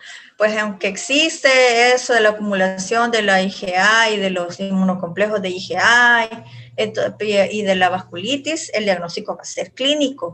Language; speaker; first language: Spanish; native; Spanish